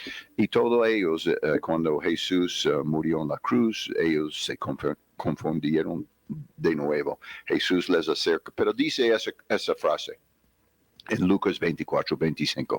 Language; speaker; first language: Spanish; non-native, fluent; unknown